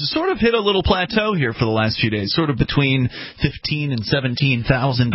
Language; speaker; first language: English; native; English